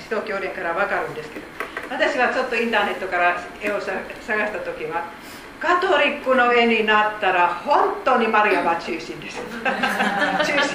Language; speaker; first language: Japanese; non-native, fluent; Finnish